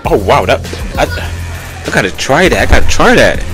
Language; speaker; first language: English; native; English